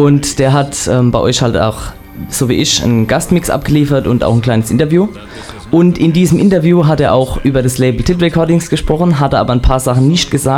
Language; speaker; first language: German; native; German